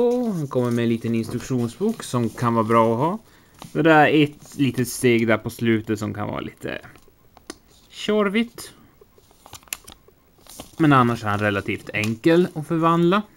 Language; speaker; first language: Swedish; native; Swedish